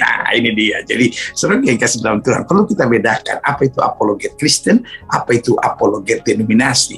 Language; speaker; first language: Indonesian; native; Indonesian